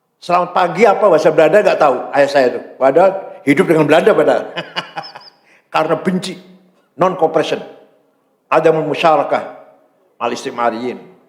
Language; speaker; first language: Malay; non-native, local second language; Javanese